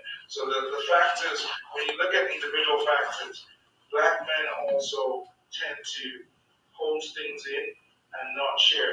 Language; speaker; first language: English; non-native, local second language; Yoruba